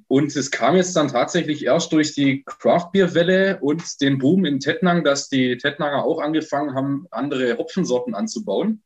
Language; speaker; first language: German; native; German